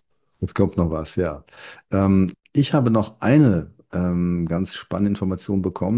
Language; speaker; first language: German; native; German